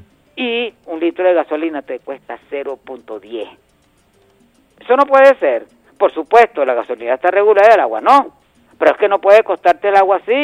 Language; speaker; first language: Spanish; native; Spanish